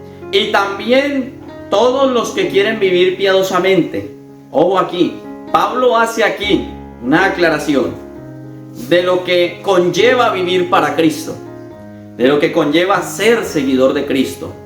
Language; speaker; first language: Spanish; native; Spanish